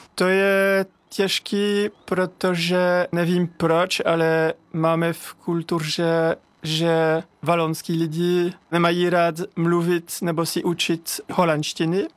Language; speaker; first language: Czech; non-native, fluent; French